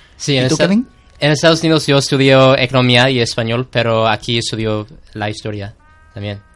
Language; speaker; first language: Spanish; non-native, fluent; English